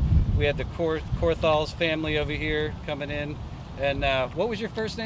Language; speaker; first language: English; native; English